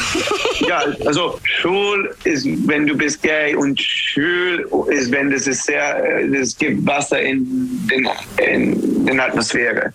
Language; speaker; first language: German; non-native, learner; English